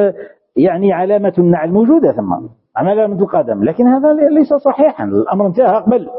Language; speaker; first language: Arabic; native; Arabic